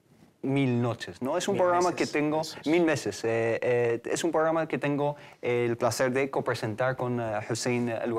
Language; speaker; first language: Spanish; native; Spanish